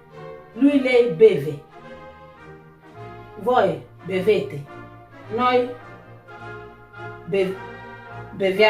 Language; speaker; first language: Italian; non-native, learner; Nigerian Pidgin